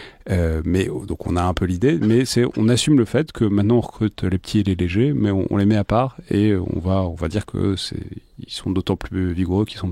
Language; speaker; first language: French; native; French